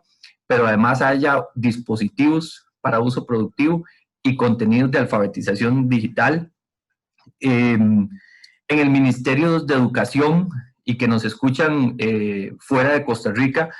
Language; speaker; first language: Spanish; native; Spanish